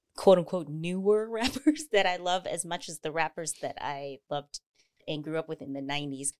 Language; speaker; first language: English; native; English